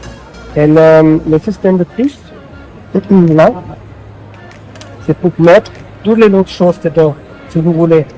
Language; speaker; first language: French; non-native, learner; German